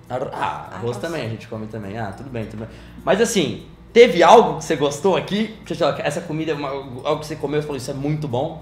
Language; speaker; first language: Portuguese; native; Portuguese